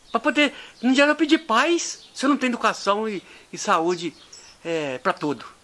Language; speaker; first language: Portuguese; native; Portuguese